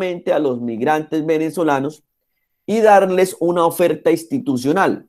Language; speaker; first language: Spanish; native; Spanish